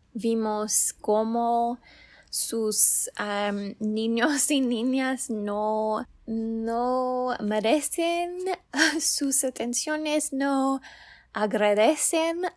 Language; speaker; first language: Spanish; non-native, learner; English